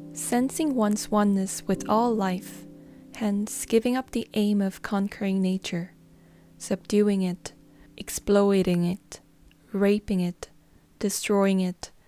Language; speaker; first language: English; non-native, fluent; Korean